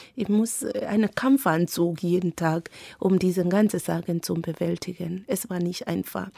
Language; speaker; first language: German; non-native, fluent; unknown